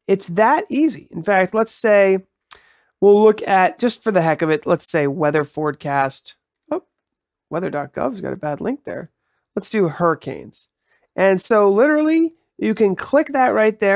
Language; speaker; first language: English; native; English